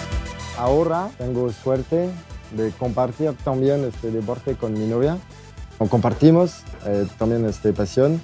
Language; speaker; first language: Spanish; non-native, fluent; French